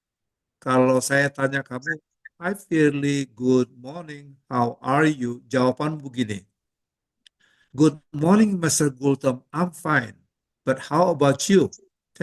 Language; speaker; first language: English; non-native, fluent; Indonesian